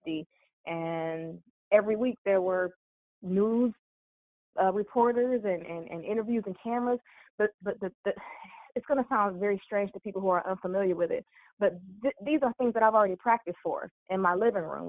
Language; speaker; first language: English; native; English